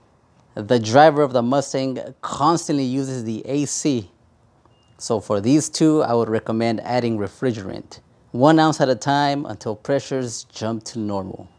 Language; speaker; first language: English; native; English